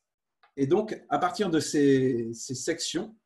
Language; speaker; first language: French; native; French